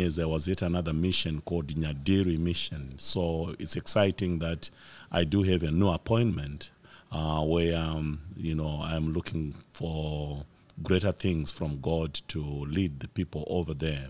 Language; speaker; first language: English; non-native, local second language; Shona